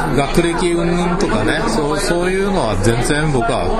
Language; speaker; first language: Japanese; native; Japanese